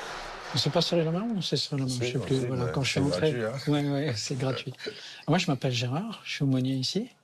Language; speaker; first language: French; native; French